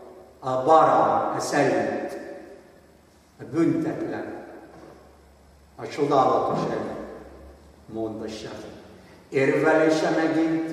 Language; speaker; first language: Hungarian; non-native, fluent; Arabic